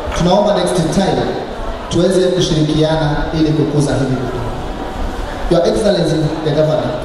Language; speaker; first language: Swahili; native; Swahili